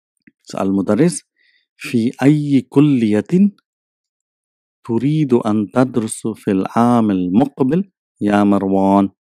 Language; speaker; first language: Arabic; non-native, fluent; English